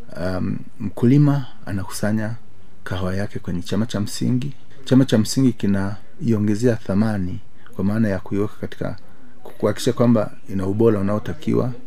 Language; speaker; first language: Swahili; native; Swahili